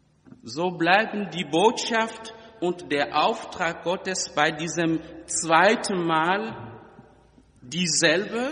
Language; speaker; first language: German; non-native, fluent; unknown